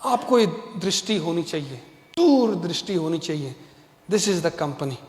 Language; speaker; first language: Hindi; non-native, fluent; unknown